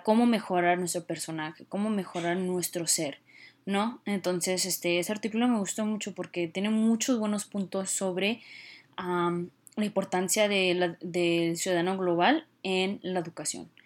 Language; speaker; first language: Spanish; early bilingual, heritage; Spanish